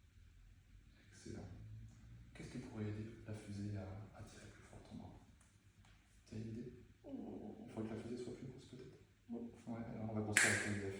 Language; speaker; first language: French; native; French